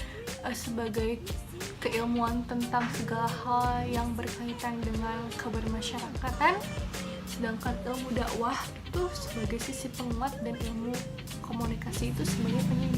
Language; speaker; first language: Indonesian; native; Indonesian